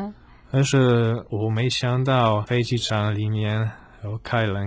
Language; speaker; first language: Chinese; non-native, fluent; Polish